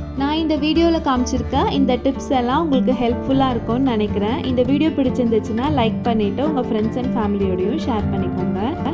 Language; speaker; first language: Tamil; native; Tamil